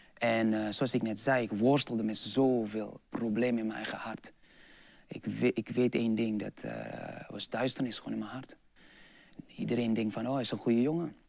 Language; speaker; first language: Dutch; non-native, fluent; Indonesian